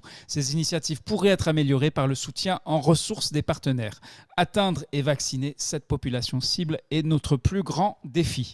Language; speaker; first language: French; native; French